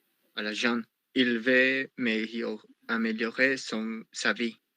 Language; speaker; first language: French; non-native, learner; Spanish